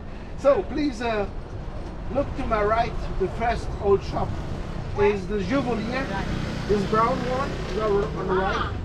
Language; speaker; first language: English; non-native, fluent; Portuguese